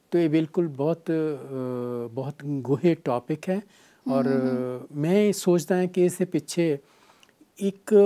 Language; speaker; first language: Hindi; non-native, local second language; Punjabi